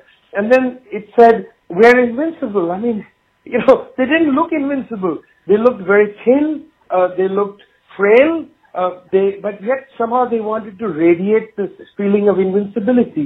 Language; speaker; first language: English; non-native, local second language; Bangla